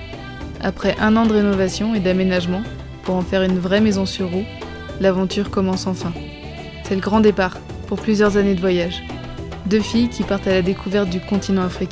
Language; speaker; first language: French; native; French